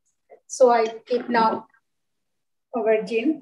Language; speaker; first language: English; non-native, learner; Bangla